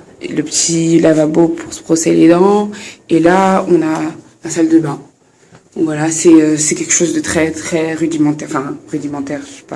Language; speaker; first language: French; native; French